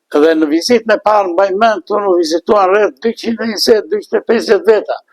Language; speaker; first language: Albanian; non-native, local second language; Bulgarian